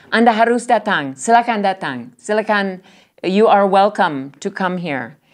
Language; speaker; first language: English; native; English